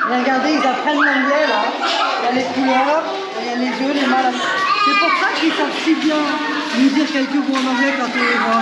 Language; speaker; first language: French; native; French